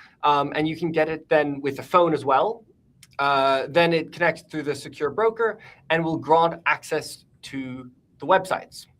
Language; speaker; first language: English; native; English